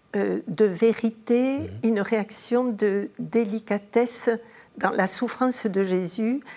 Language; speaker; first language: French; native; French